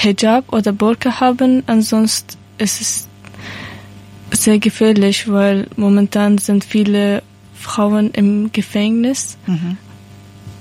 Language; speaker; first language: German; non-native, learner; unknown